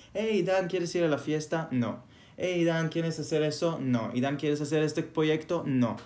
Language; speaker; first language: Spanish; non-native, fluent; Hebrew